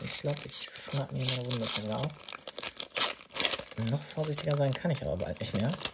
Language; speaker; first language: German; native; German